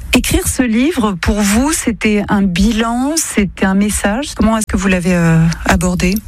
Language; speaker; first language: French; native; French